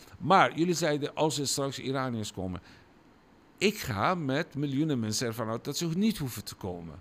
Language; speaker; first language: Dutch; non-native, fluent; Persian